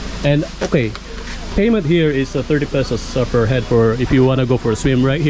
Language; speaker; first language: English; non-native, local second language; Cebuano